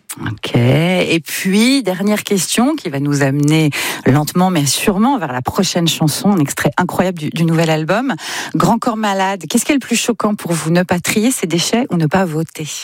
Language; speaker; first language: French; native; French